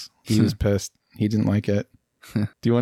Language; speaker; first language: English; native; English